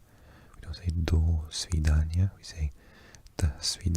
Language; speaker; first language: Russian; non-native, learner; English